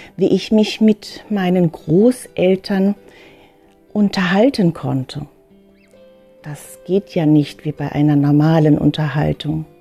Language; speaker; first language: German; early bilingual, other home language; Filipino